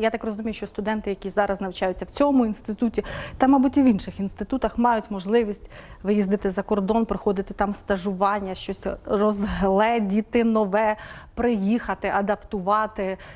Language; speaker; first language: Ukrainian; native; Ukrainian